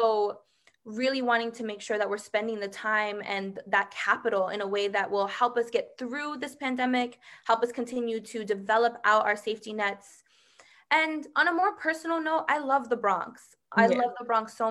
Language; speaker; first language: English; native; English